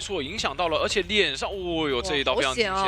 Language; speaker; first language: Chinese; native; Chinese